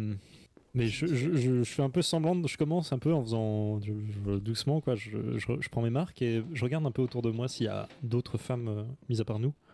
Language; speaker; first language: French; native; French